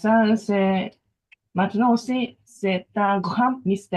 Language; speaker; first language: French; non-native, fluent; Japanese